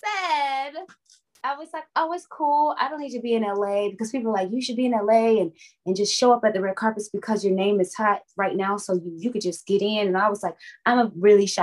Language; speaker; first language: English; native; English